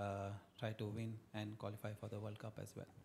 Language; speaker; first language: English; non-native, fluent; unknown